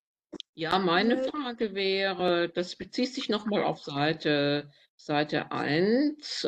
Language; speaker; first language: German; native; German